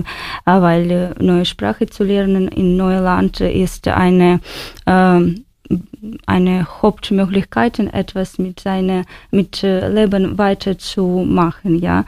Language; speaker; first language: German; non-native, fluent; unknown